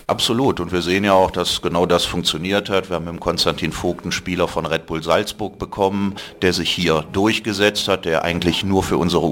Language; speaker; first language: German; native; German